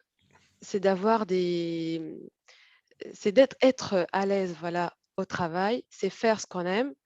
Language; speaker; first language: French; non-native, fluent; Arabic